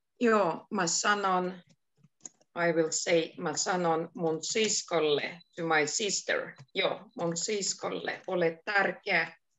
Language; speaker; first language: Finnish; non-native, fluent; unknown